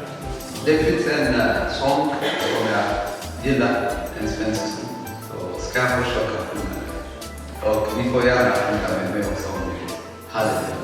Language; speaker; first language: Swedish; non-native, fluent; Tigrinya